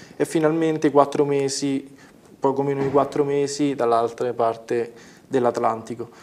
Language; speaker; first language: Italian; native; Italian